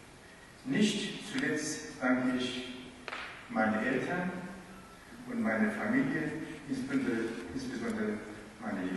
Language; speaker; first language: German; non-native, fluent; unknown